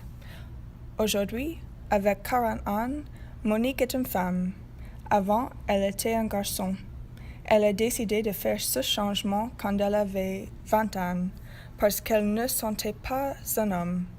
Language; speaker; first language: French; non-native, learner; Spanish